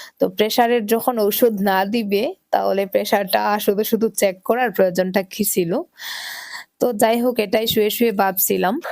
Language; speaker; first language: Bangla; non-native, local second language; Sylheti